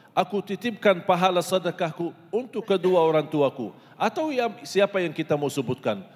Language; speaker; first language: Malay; non-native, fluent; Arabic